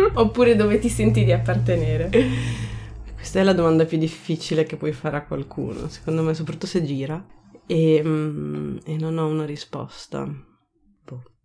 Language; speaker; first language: Italian; native; Italian